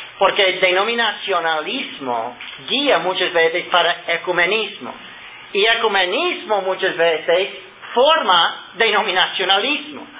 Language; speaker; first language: Spanish; non-native, fluent; English